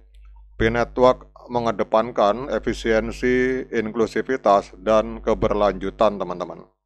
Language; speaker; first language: Indonesian; native; Indonesian